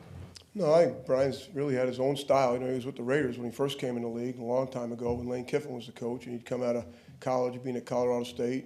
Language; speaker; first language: English; native; English